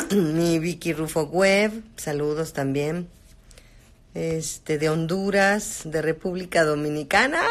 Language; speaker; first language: Spanish; native; Spanish